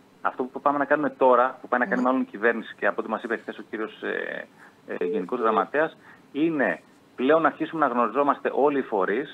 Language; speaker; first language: Greek; native; Greek